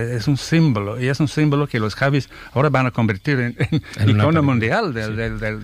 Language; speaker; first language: Spanish; non-native, fluent; English